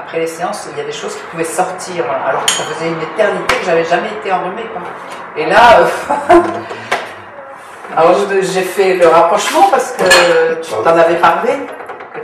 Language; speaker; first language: French; native; French